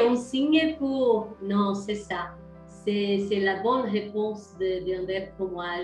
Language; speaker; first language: French; non-native, learner; Portuguese